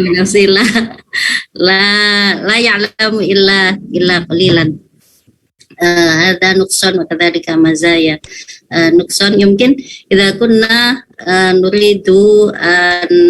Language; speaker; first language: Arabic; non-native, fluent; Indonesian